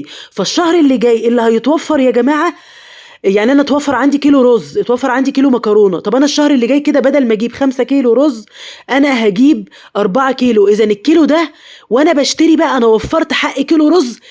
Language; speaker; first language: Arabic; native; Arabic